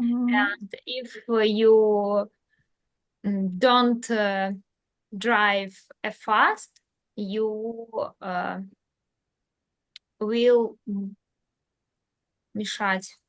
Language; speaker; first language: English; non-native, learner; Russian